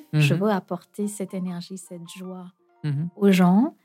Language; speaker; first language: French; non-native, fluent; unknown